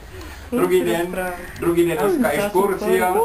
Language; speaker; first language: Bulgarian; non-native, learner; Finnish